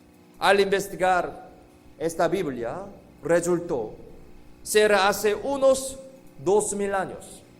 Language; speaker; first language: Spanish; non-native, fluent; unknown